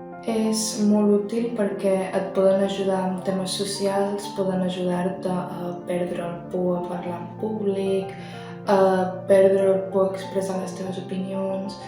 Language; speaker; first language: Catalan; non-native, local second language; Spanish